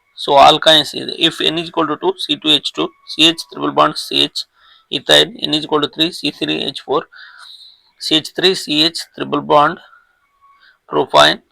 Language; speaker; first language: English; non-native, local second language; Telugu